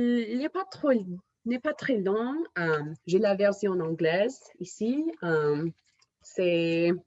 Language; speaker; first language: French; non-native, fluent; English